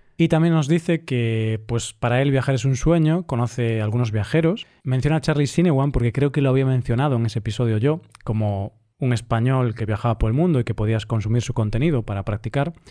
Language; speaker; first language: Spanish; native; Spanish